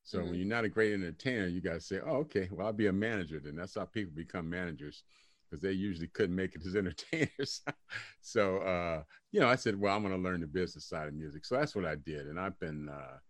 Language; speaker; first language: English; native; English